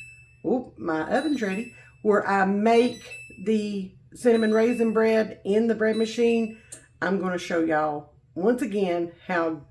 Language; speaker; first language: English; native; English